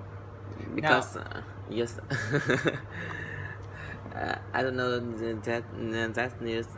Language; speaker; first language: English; non-native, learner; Vietnamese